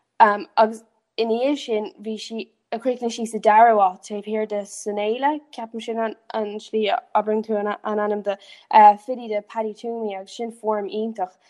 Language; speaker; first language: Irish; non-native, local second language; English